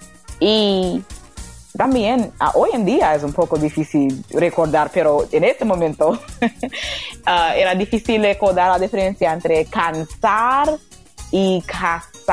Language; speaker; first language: Spanish; non-native, learner; English